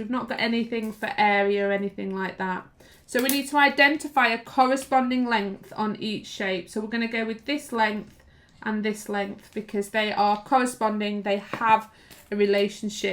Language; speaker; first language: English; native; English